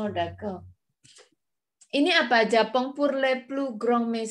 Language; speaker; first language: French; non-native, learner; Indonesian